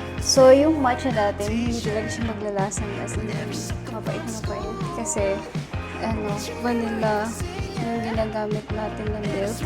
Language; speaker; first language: Filipino; native; Filipino